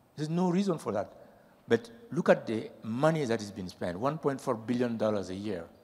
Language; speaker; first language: English; non-native, fluent; French